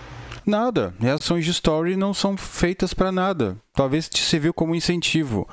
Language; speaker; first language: Portuguese; native; Portuguese